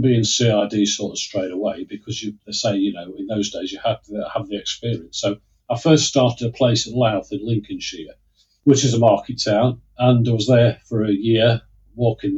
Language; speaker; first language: English; native; English